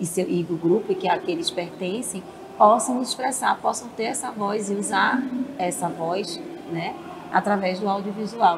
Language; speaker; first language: Portuguese; native; Portuguese